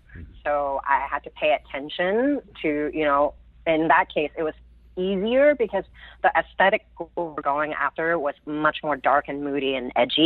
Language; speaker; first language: English; non-native, local second language; Cantonese